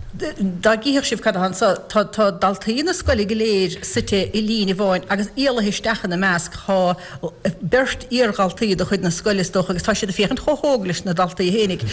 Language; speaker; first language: Irish; native; Irish